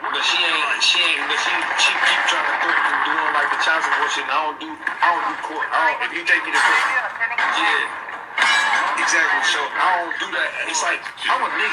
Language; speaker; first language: English; native; English